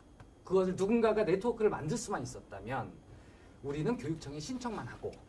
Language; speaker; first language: Korean; native; Korean